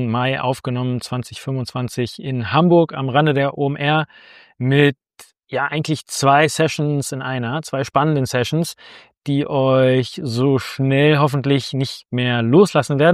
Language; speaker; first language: German; native; German